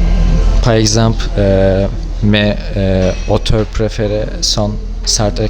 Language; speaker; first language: French; non-native, learner; Turkish